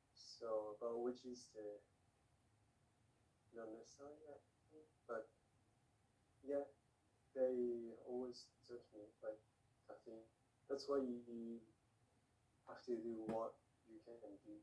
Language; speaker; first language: English; non-native, learner; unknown